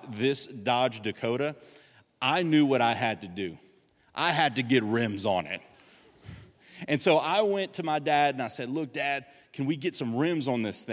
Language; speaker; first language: English; native; English